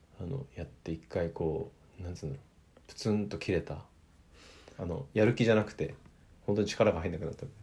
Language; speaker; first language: Japanese; native; Japanese